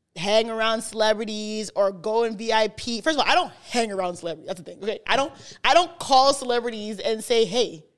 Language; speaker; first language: English; native; English